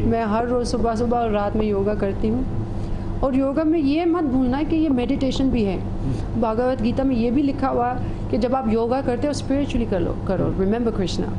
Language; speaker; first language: Hindi; non-native, fluent; English